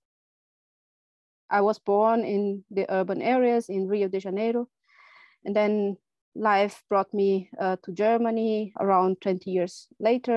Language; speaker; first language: English; non-native, fluent; Portuguese